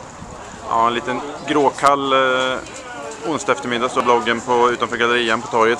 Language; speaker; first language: Swedish; native; Swedish